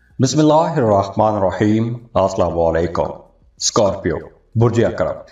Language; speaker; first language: Urdu; native; Urdu